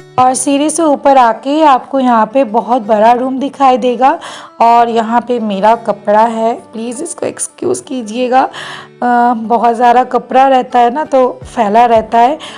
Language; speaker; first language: Hindi; non-native, local second language; Bangla